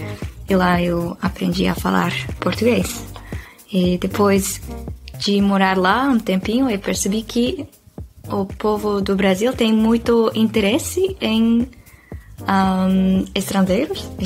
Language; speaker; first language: Portuguese; non-native, fluent; Dutch